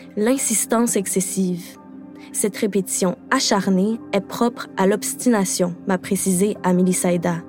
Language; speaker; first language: French; native; French